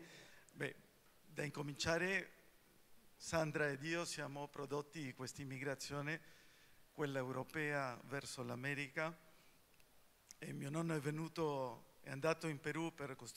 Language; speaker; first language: Italian; non-native, fluent; Spanish